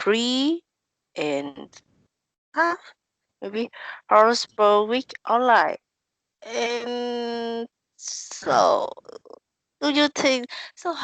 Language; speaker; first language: English; non-native, learner; Vietnamese